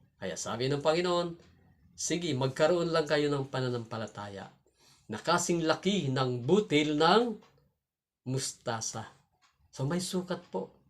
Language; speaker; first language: Filipino; non-native, local second language; Cebuano